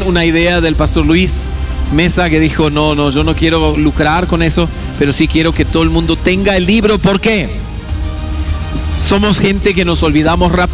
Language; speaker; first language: Spanish; non-native, fluent; German